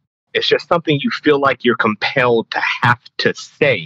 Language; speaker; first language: English; native; English